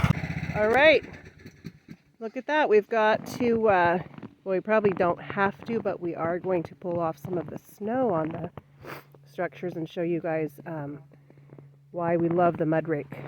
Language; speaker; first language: English; native; English